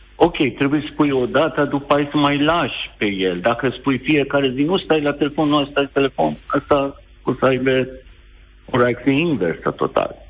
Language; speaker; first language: Romanian; non-native, fluent; Persian